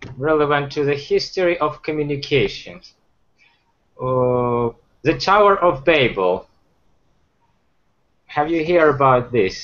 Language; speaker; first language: English; non-native, fluent; Ukrainian